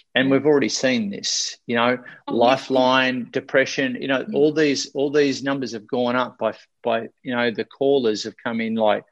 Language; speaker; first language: English; native; English